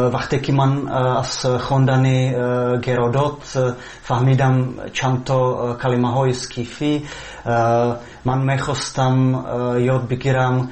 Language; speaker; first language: Persian; non-native, fluent; Czech